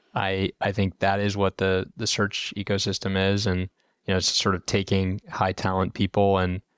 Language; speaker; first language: English; native; English